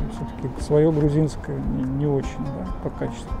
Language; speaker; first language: Russian; native; Russian